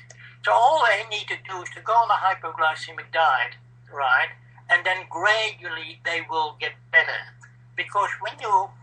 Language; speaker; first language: English; non-native, fluent; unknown